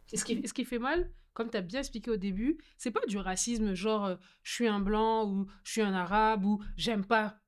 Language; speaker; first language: French; native; French